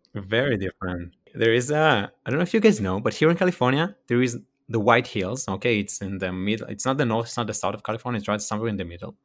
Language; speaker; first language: English; non-native, fluent; Hebrew